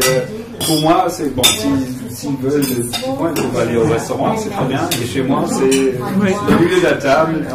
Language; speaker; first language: French; non-native, fluent; German